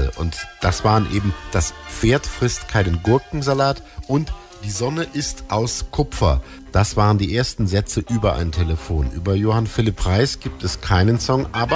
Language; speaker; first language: German; native; German